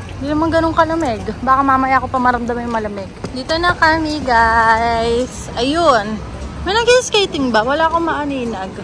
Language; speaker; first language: Filipino; native; Filipino